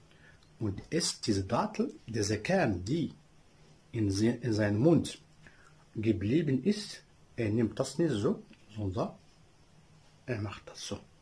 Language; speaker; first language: German; non-native, learner; Arabic